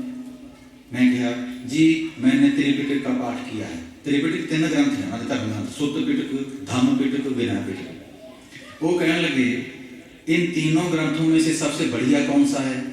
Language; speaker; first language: Hindi; non-native, local second language; Punjabi